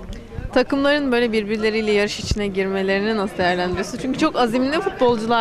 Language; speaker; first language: Turkish; native; Turkish